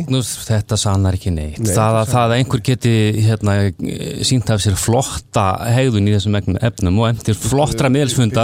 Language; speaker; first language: Icelandic; native; Icelandic